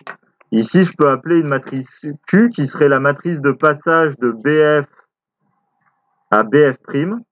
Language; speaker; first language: French; native; French